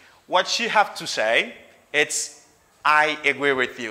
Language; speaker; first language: English; non-native, fluent; Haitian Creole